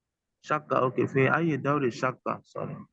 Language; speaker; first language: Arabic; non-native, learner; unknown